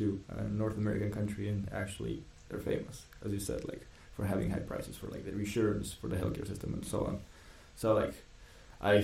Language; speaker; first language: English; non-native, fluent; Romanian